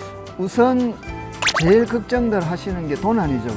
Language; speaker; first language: Korean; native; Korean